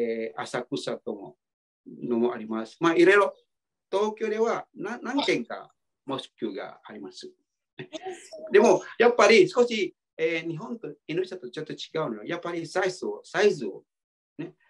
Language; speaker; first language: Japanese; non-native, fluent; Indonesian